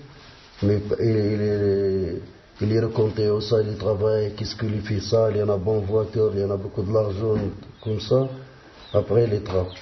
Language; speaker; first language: French; non-native, learner; Arabic